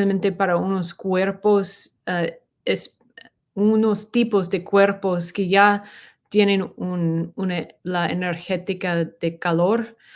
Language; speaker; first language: Spanish; non-native, learner; English